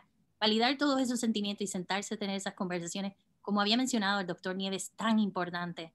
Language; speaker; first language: Spanish; native; Spanish